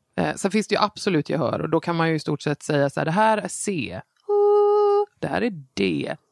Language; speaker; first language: Swedish; native; Swedish